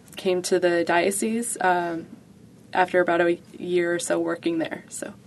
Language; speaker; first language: English; native; English